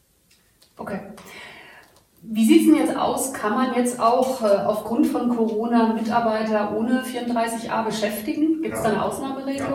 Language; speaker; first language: German; native; German